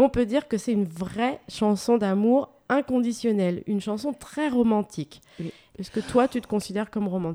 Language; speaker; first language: French; native; French